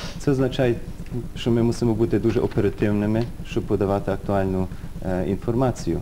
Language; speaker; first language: Ukrainian; early bilingual, heritage; Ukrainian